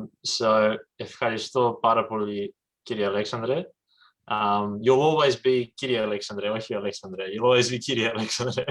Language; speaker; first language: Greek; early bilingual, heritage; English